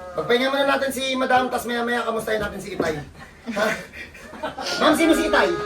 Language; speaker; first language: Filipino; native; Filipino